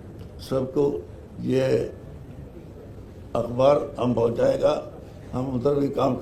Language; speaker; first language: Hindi; non-native, local second language; Malayalam